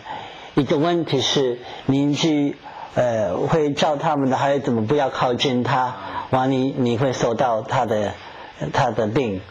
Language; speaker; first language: Chinese; non-native, fluent; English